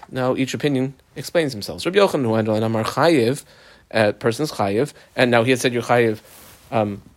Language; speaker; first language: English; native; English